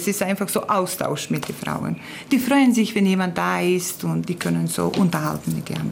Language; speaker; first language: German; non-native, fluent; Croatian